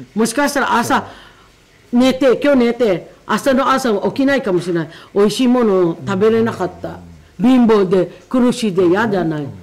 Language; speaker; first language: Japanese; non-native, fluent; Filipino